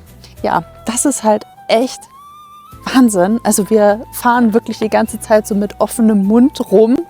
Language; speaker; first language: German; native; German